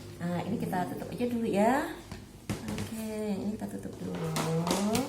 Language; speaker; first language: Indonesian; native; Indonesian